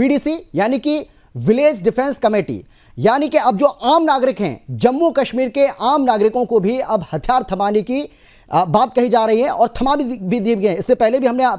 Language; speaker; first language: Hindi; native; Hindi